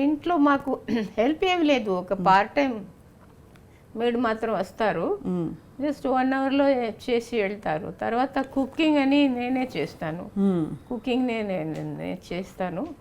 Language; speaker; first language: Telugu; non-native, local second language; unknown